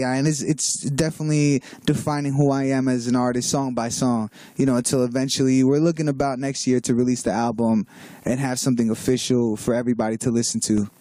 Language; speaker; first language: English; native; English